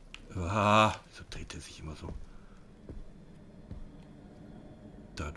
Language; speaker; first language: German; native; German